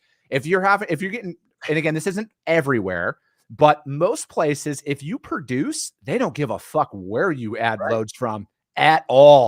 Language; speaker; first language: English; native; English